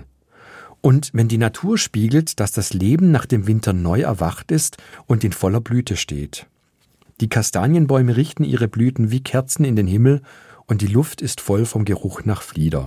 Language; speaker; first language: German; native; German